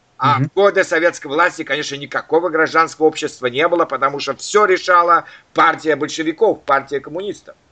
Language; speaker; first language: Russian; native; Russian